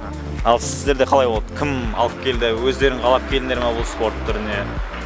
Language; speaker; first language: Kazakh; native; Kazakh